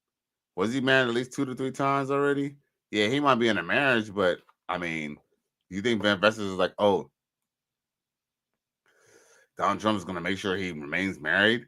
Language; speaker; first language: English; native; English